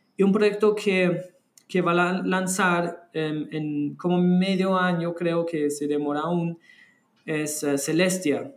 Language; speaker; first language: Spanish; non-native, fluent; German